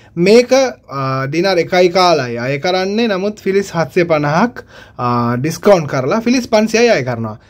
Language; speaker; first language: Sinhala; non-native, local second language; Tamil